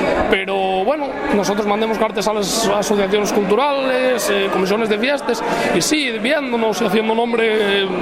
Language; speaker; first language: Spanish; native; Spanish